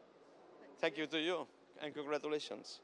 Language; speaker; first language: English; non-native, fluent; Catalan